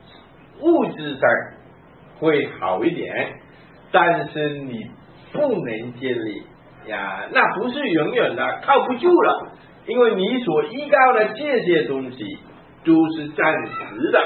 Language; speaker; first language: Chinese; native; Chinese